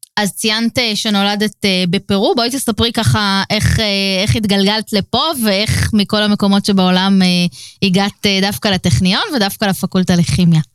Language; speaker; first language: Hebrew; native; Hebrew